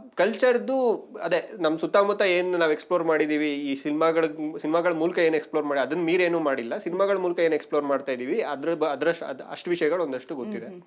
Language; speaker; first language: Kannada; native; Kannada